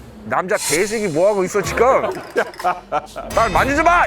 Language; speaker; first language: Korean; non-native, fluent; English